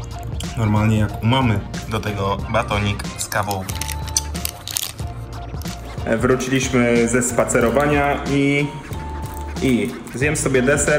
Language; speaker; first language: Polish; native; Polish